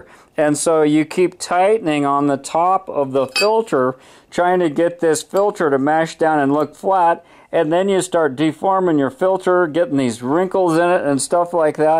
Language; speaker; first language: English; native; English